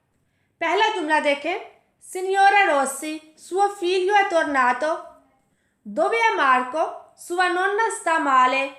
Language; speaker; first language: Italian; non-native, fluent; Urdu